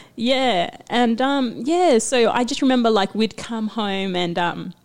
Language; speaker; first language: English; early bilingual, other home language; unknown